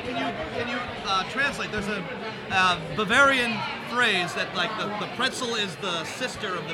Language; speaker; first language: English; native; English